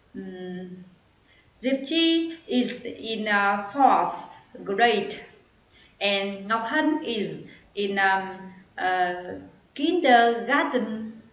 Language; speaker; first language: English; non-native, learner; Vietnamese